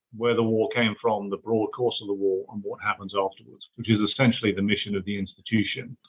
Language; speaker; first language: English; native; English